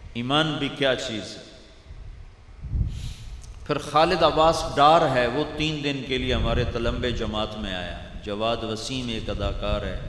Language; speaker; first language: Urdu; non-native, local second language; Punjabi